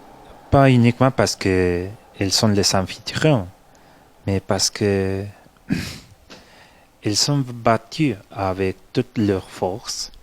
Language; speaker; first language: French; non-native, fluent; Spanish